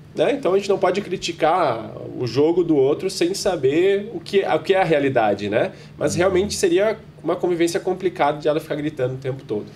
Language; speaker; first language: Portuguese; native; Portuguese